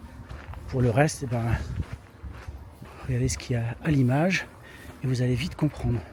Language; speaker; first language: French; native; French